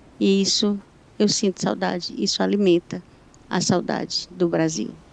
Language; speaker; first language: Portuguese; native; Portuguese